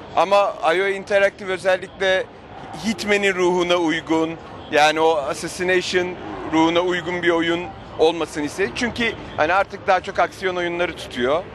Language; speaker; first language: Turkish; native; Turkish